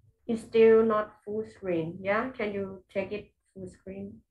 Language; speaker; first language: English; non-native, fluent; Thai